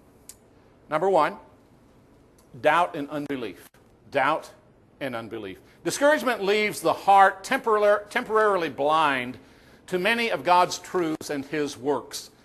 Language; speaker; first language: English; native; English